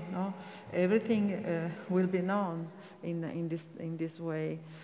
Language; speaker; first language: English; non-native, learner; Italian